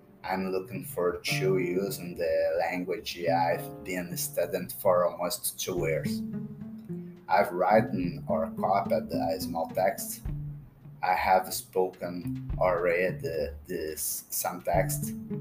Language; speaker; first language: English; non-native, learner; Portuguese